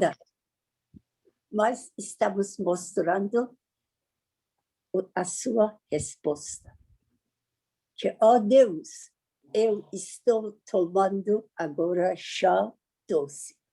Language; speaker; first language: Portuguese; non-native, learner; Persian